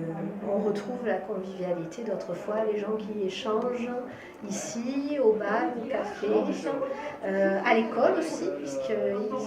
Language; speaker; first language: French; native; French